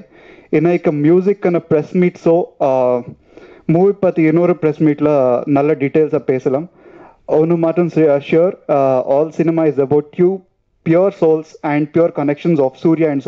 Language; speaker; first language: Tamil; non-native, learner; Telugu